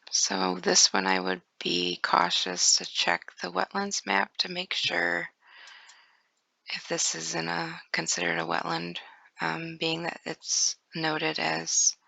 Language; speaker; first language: English; native; English